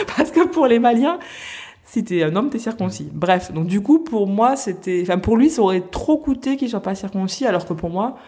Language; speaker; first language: French; native; French